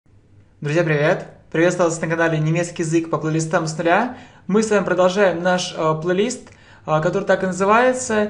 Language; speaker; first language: Russian; native; Russian